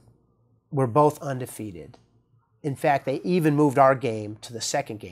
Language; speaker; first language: English; native; English